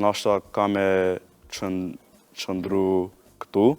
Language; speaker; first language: Albanian; non-native, learner; English